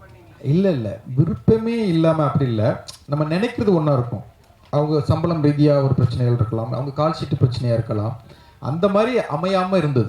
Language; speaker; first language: Tamil; native; Tamil